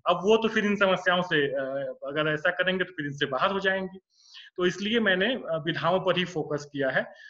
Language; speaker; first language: Hindi; native; Hindi